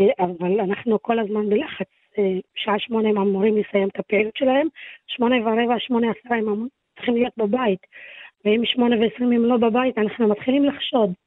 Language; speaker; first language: Hebrew; non-native, local second language; Arabic